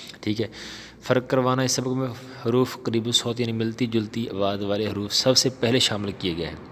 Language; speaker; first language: Urdu; non-native, local second language; Punjabi